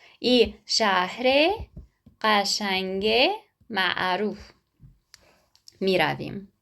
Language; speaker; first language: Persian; non-native, fluent; Ukrainian